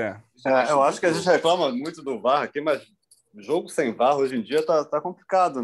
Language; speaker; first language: Portuguese; native; Portuguese